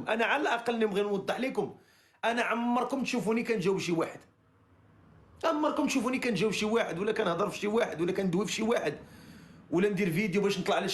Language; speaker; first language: Arabic; native; Arabic